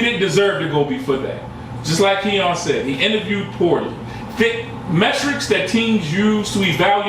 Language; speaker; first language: English; native; English